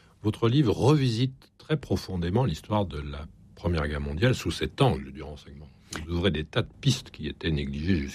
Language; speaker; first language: French; native; French